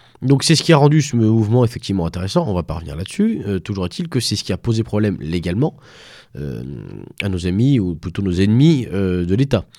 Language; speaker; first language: French; native; French